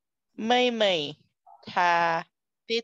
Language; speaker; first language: Chinese; non-native, learner; Thai